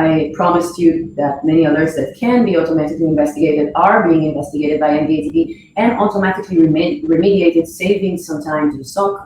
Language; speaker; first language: English; non-native, fluent; Hebrew